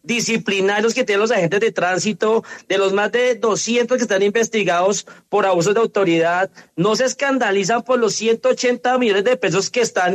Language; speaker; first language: Spanish; native; Spanish